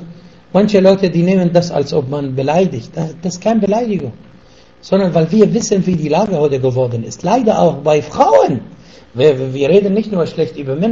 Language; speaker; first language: German; non-native, fluent; Arabic